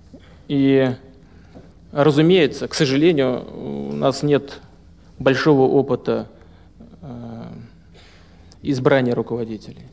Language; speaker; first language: Russian; native; Russian